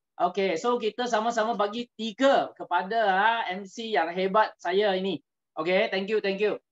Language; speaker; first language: Malay; non-native, local second language; Chinese